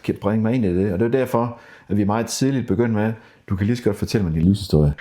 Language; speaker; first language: Danish; native; Danish